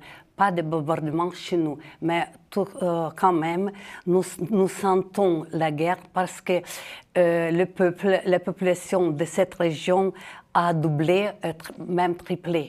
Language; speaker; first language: French; non-native, fluent; Ukrainian